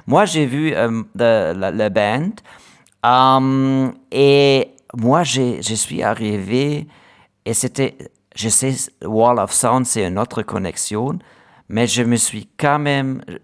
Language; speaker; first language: French; non-native, learner; German